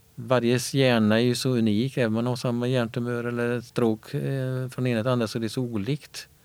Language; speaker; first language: Swedish; native; Swedish